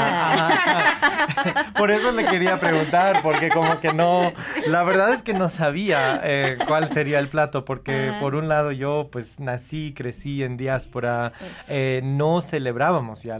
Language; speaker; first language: Spanish; non-native, fluent; English